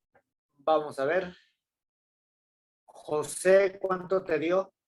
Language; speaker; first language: Spanish; native; Spanish